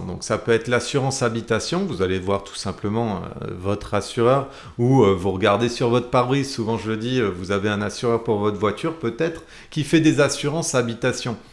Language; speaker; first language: French; native; French